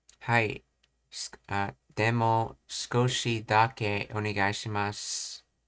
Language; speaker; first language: Japanese; non-native, learner; English